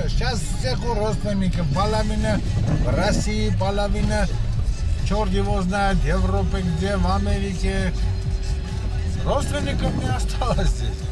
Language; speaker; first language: Russian; non-native, local second language; Armenian